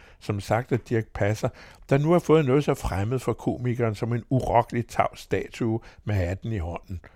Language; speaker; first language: Danish; native; Danish